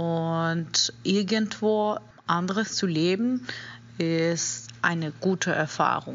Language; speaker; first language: German; non-native, fluent; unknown